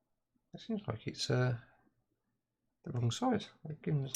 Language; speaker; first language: English; native; English